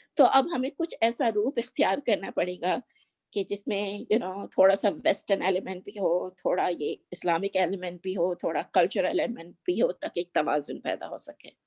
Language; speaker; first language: Urdu; native; Urdu